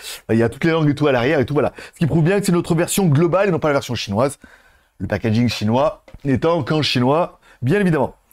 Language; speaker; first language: French; native; French